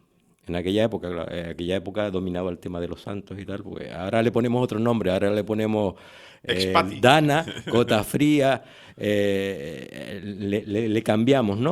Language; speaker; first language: Spanish; native; Spanish